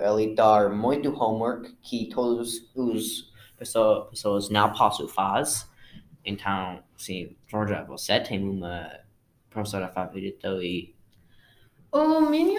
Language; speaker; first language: Portuguese; non-native, learner; English